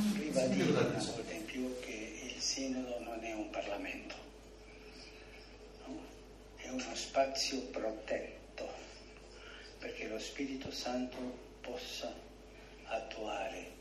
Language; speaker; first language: Italian; non-native, fluent; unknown